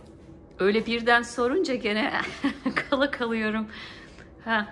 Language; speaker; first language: Turkish; native; Turkish